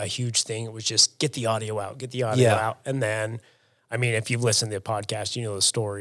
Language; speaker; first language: English; native; English